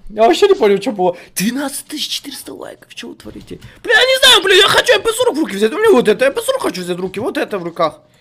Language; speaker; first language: Russian; non-native, local second language; Kumyk